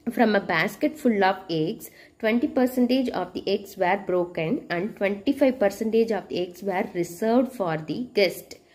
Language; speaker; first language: English; non-native, local second language; Tamil